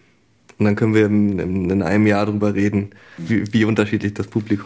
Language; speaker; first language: German; native; German